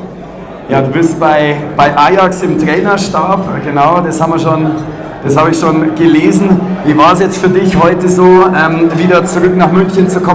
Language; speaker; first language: German; native; German